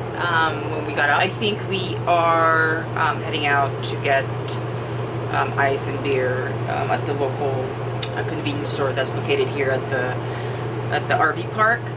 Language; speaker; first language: English; non-native, local second language; Filipino